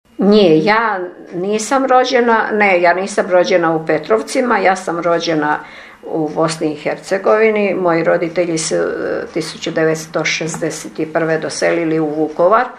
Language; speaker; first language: Serbian; non-native, local second language; Ukrainian